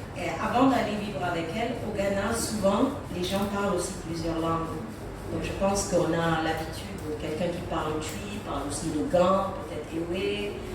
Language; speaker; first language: French; non-native, fluent; Russian